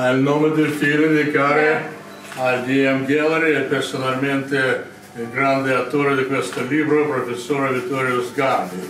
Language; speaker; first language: Italian; non-native, learner; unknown